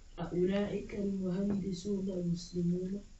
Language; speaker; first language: Arabic; non-native, learner; English